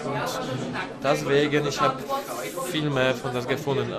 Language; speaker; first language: German; non-native, learner; Polish